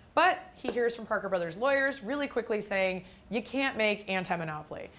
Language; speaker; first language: English; native; English